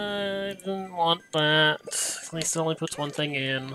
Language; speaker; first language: English; native; English